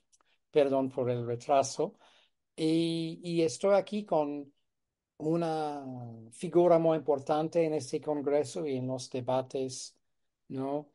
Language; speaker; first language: Spanish; non-native, fluent; English